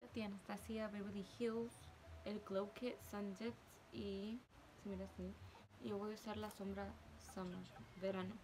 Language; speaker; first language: Spanish; early bilingual, heritage; Spanish